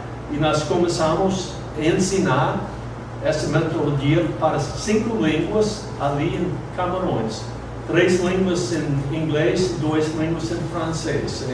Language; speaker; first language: Portuguese; non-native, fluent; English